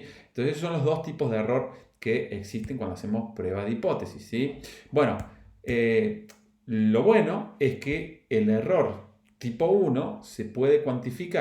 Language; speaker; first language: Spanish; native; Spanish